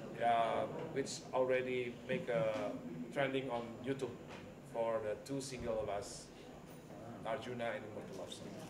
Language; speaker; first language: English; non-native, learner; Indonesian